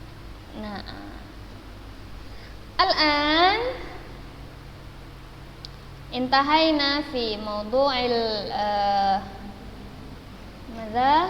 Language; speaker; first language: Arabic; non-native, fluent; Indonesian